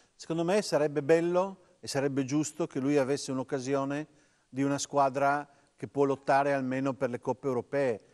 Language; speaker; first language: Italian; native; Italian